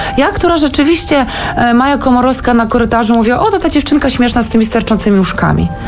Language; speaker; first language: Polish; early bilingual, heritage; Polish